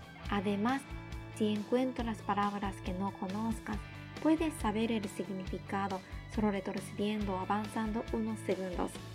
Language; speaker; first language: Spanish; non-native, fluent; Japanese